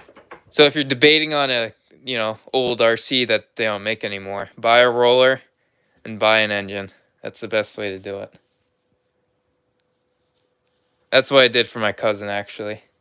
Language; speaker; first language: English; native; English